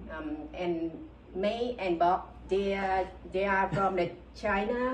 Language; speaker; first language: English; non-native, learner; Vietnamese